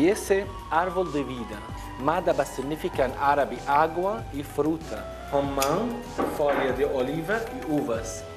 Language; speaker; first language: Portuguese; non-native, learner; Arabic